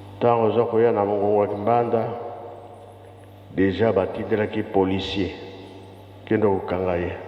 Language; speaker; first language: Lingala; non-native, local second language; Kongo